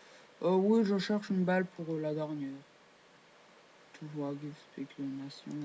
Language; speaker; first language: French; native; French